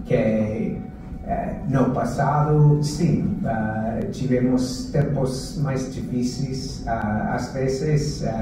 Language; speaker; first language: Portuguese; non-native, fluent; English